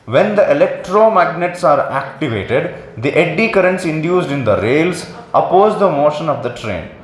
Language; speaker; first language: English; non-native, local second language; Kannada